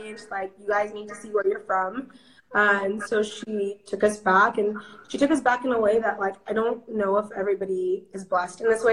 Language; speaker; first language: English; early bilingual, other home language; Amharic